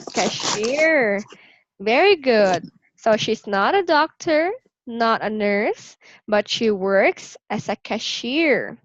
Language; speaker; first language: English; non-native, local second language; Filipino